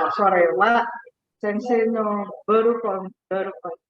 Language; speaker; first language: Japanese; non-native, learner; Indonesian